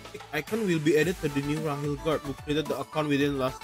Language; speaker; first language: English; non-native, fluent; Indonesian